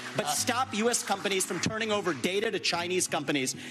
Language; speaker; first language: English; native; English